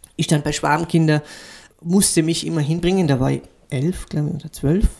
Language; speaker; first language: German; native; German